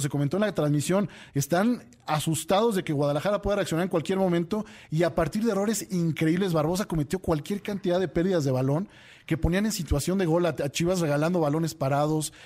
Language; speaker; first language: Spanish; native; Spanish